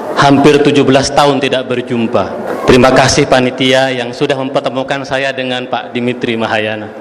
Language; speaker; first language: Indonesian; non-native, local second language; Madurese